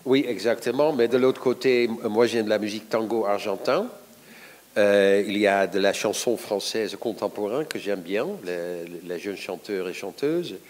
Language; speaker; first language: French; non-native, fluent; Dutch